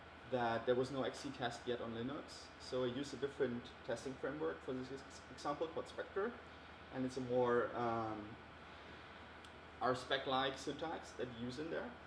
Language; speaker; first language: English; non-native, fluent; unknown